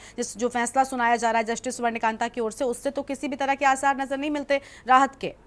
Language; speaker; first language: Hindi; native; Hindi